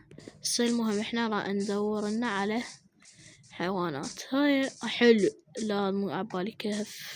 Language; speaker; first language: Arabic; native; Arabic